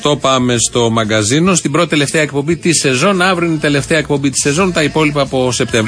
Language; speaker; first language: Greek; native; Greek